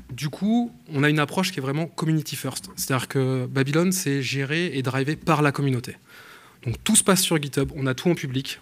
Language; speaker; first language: French; native; French